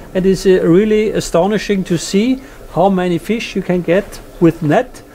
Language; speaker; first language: English; non-native, fluent; German